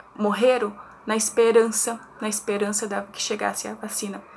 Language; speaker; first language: Portuguese; native; Portuguese